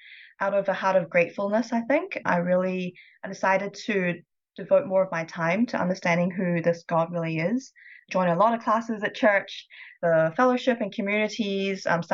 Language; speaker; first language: English; non-native, local second language; Cantonese